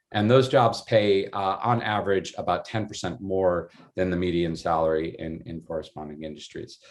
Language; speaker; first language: English; native; English